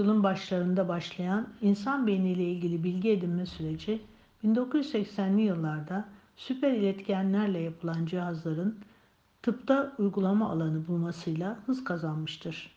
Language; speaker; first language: Turkish; native; Turkish